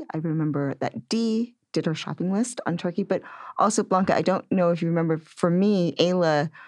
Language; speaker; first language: English; native; English